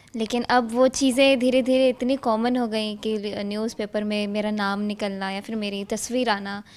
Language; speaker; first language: Hindi; native; Hindi